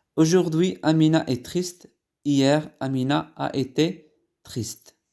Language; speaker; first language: French; non-native, local second language; Arabic